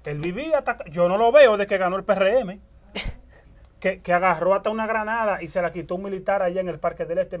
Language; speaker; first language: Spanish; native; Spanish